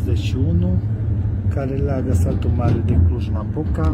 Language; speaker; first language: Romanian; non-native, local second language; Hungarian